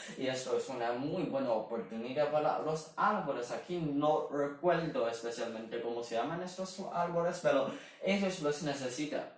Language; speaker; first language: Spanish; non-native, learner; Chinese